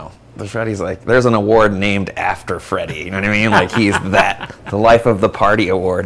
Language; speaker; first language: English; native; English